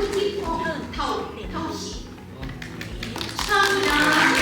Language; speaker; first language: Korean; native; Korean